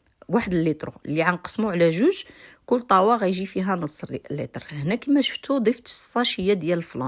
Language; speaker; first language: Arabic; native; Arabic